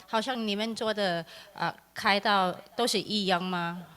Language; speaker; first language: Chinese; non-native, learner; English